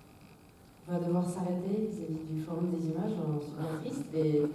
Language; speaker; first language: French; native; French